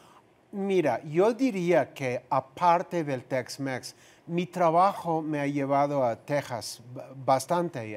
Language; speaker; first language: Spanish; non-native, fluent; English